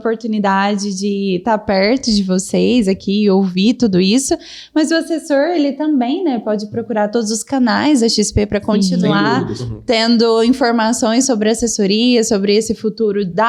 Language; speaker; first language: Portuguese; native; Portuguese